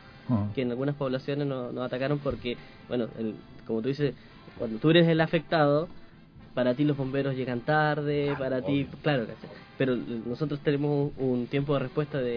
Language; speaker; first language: Spanish; native; Spanish